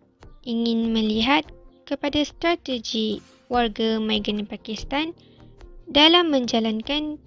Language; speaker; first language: Malay; native; Malay